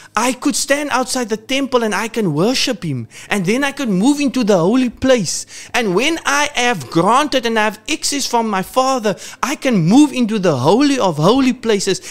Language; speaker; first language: English; non-native, local second language; Afrikaans